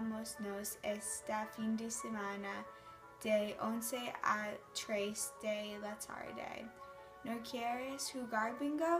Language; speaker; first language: Spanish; non-native, learner; English